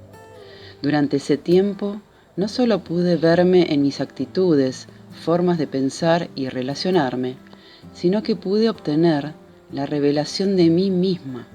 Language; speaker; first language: Spanish; native; Spanish